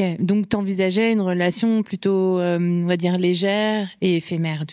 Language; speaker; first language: French; native; French